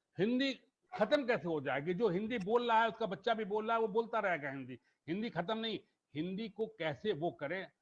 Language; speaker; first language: Hindi; native; Hindi